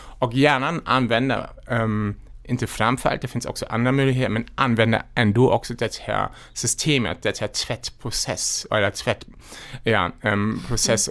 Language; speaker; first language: Swedish; non-native, fluent; German